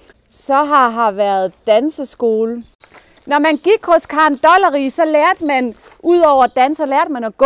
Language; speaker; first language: Danish; native; Danish